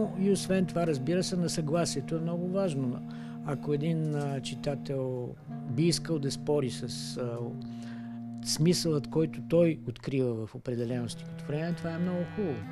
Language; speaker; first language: Bulgarian; native; Bulgarian